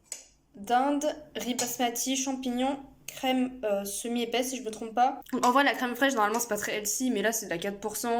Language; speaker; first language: French; native; French